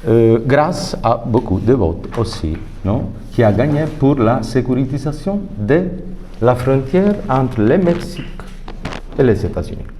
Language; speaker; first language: French; non-native, fluent; Italian